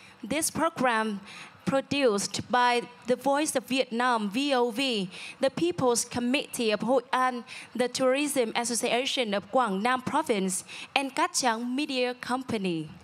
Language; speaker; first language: English; non-native, fluent; Vietnamese